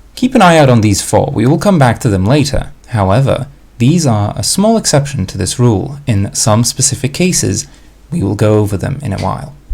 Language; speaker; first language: English; non-native, fluent; Slovak